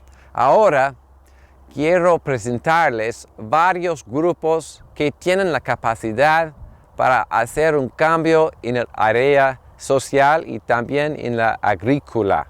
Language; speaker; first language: Spanish; non-native, learner; English